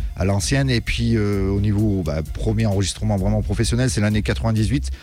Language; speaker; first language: French; native; French